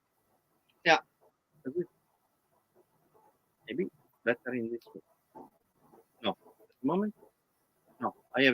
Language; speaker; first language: English; non-native, learner; Italian